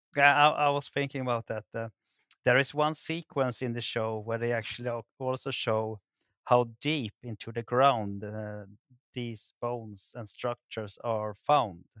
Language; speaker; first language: English; non-native, fluent; Swedish